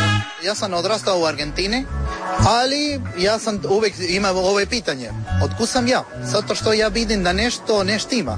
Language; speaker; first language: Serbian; non-native, learner; Spanish